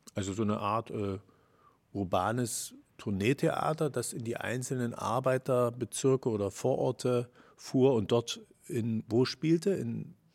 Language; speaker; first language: German; native; German